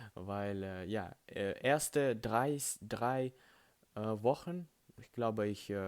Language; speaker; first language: German; non-native, learner; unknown